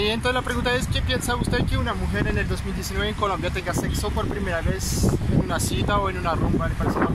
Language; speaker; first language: Spanish; non-native, fluent; French